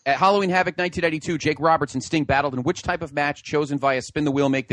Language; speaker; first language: English; native; English